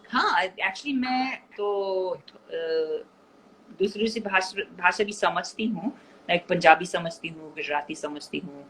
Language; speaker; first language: Hindi; non-native, fluent; English